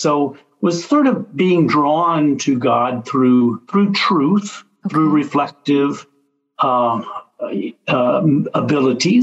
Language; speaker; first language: English; native; English